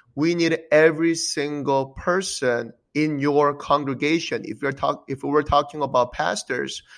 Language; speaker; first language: English; early bilingual, other home language; Korean